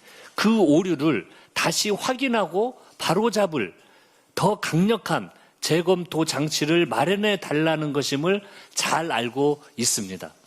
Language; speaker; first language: Korean; native; Korean